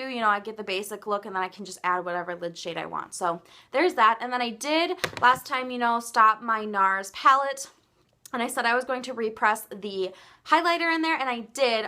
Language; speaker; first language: English; native; English